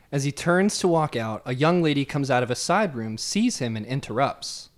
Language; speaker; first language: English; native; English